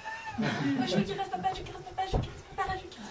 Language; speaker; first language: French; native; French